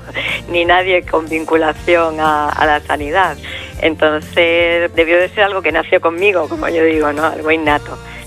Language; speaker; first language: Spanish; native; Spanish